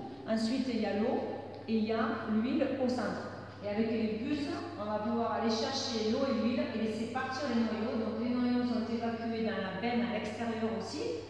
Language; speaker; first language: French; native; French